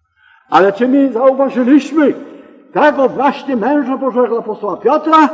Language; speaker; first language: Polish; native; Polish